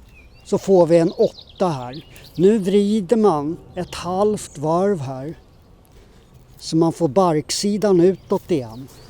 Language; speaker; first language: Swedish; native; Swedish